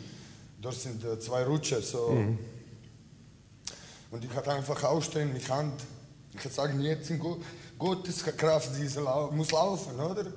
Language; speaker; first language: German; non-native, learner; Croatian